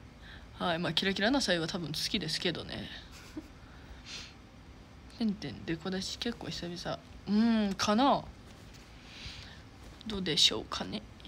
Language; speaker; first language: Japanese; native; Japanese